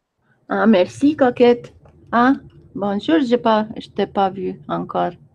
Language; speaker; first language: French; non-native, fluent; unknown